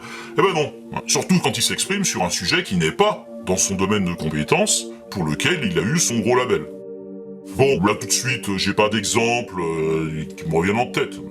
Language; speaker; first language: French; native; French